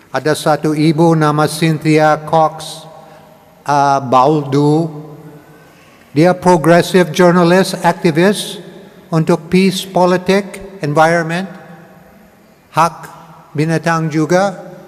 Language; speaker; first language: Indonesian; non-native, learner; English